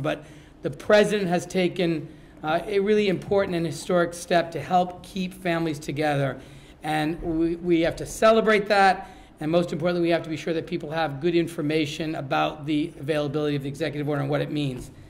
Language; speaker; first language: English; native; English